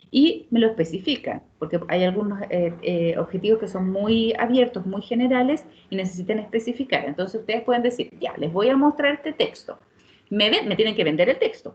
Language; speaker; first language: Spanish; native; Spanish